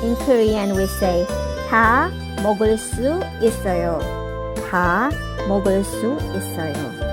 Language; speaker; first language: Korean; non-native, learner; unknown